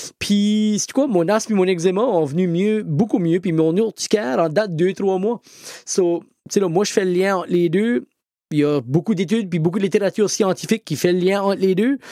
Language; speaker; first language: French; native; French